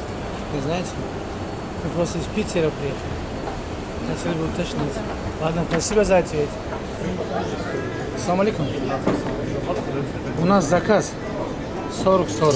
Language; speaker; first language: Russian; non-native, fluent; Tajik